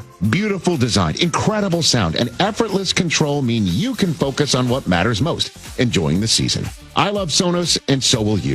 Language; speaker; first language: English; native; English